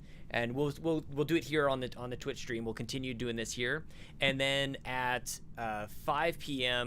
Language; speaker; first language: English; native; English